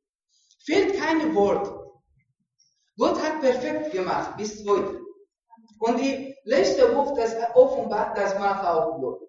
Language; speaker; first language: German; non-native, learner; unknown